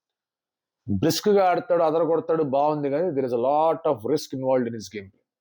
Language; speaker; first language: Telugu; native; Telugu